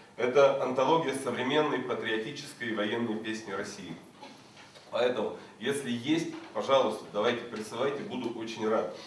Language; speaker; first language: Russian; native; Russian